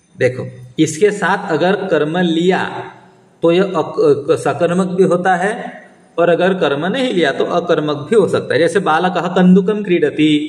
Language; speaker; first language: Hindi; non-native, local second language; Marathi